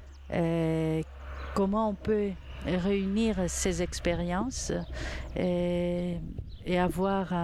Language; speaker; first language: French; non-native, fluent; Greek